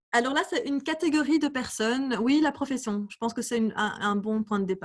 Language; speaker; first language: French; native; French